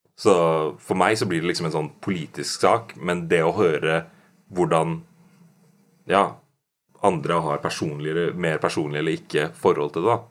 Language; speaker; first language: Norwegian; native; Norwegian